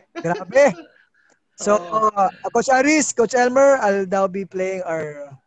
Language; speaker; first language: English; non-native, local second language; Filipino